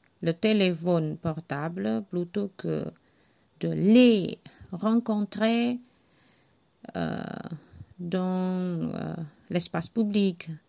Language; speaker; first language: French; non-native, learner; Javanese